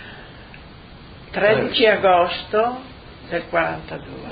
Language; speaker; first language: Italian; native; Italian